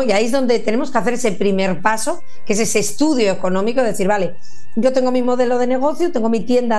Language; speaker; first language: Spanish; native; Spanish